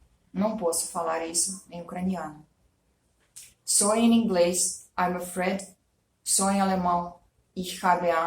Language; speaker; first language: Portuguese; non-native, fluent; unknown